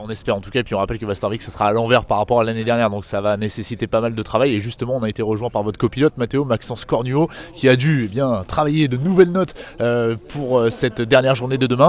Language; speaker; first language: French; native; French